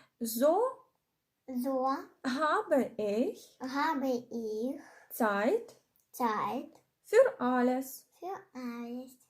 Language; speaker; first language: German; non-native, fluent; Ukrainian